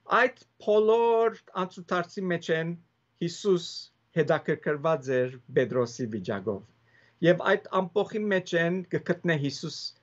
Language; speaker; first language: Armenian; early bilingual, heritage; Armenian